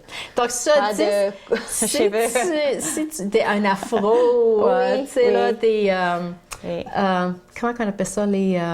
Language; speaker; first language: French; native; French